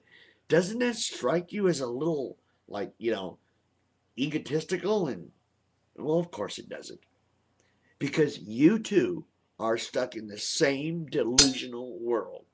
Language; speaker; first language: English; native; English